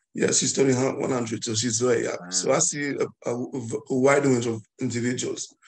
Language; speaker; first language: English; non-native, fluent; Haitian Creole